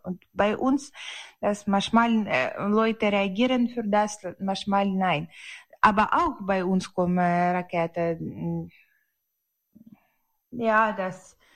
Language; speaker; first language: German; non-native, learner; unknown